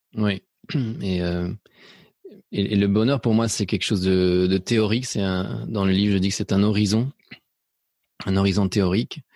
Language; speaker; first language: French; early bilingual, other home language; Spanish